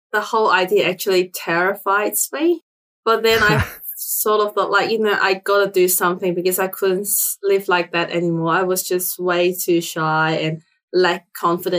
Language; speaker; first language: English; non-native, local second language; Cantonese